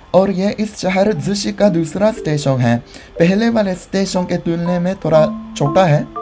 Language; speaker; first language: Hindi; non-native, fluent; Japanese